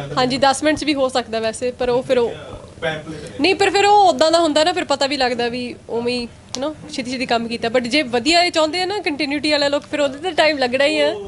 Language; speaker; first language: Punjabi; early bilingual, heritage; Punjabi